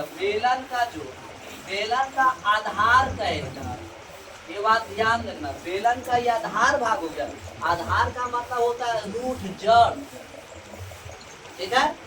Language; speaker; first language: Hindi; native; Hindi